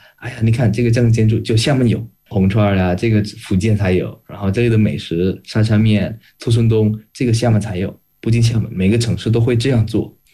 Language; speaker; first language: Chinese; non-native, fluent; Indonesian